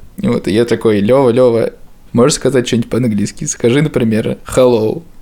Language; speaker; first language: Russian; native; Russian